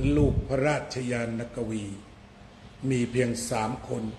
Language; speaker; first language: Thai; native; Thai